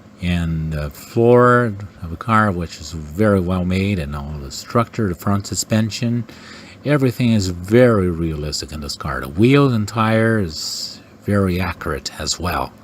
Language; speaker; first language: English; non-native, fluent; Portuguese